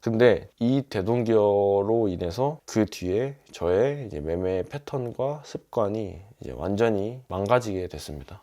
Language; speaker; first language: Korean; native; Korean